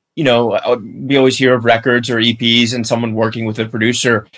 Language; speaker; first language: English; native; English